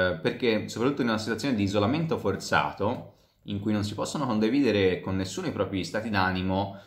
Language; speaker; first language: Italian; native; Italian